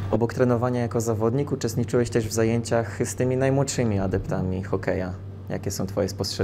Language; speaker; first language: Polish; native; Polish